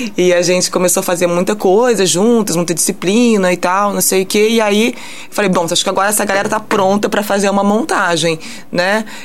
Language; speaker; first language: Portuguese; early bilingual, heritage; Portuguese